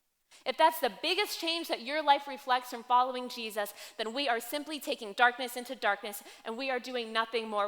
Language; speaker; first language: English; native; English